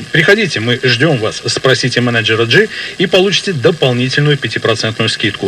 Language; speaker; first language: Russian; native; Russian